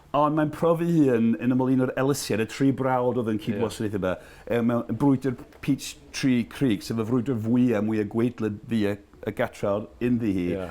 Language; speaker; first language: Welsh; non-native, fluent; English